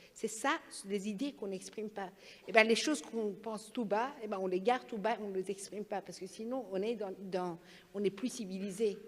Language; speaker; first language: French; non-native, fluent; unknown